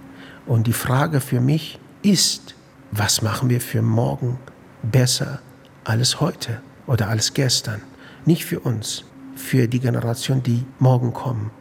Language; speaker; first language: German; non-native, fluent; Arabic